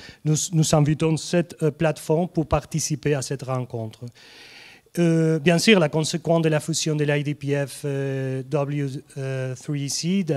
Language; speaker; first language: French; non-native, fluent; Spanish